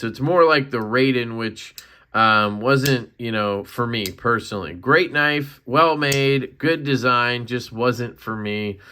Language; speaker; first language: English; native; English